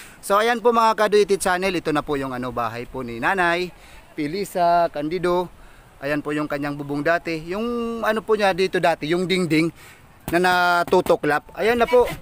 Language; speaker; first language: Filipino; non-native, local second language; Waray